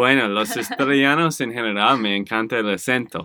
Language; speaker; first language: Spanish; non-native, learner; English